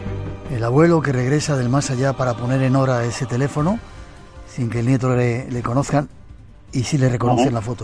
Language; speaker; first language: Spanish; native; Spanish